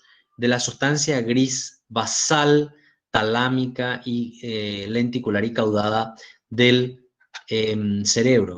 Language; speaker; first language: Spanish; native; Spanish